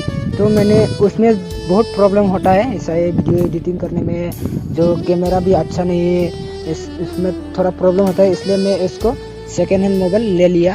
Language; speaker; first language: Hindi; non-native, local second language; Bodo